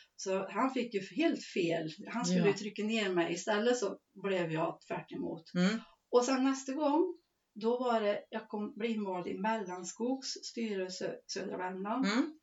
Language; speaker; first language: Swedish; native; Swedish